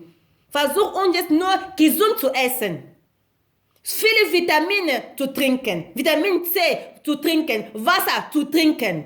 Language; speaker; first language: German; non-native, learner; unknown